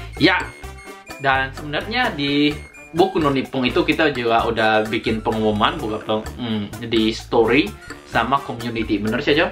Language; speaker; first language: Indonesian; native; Indonesian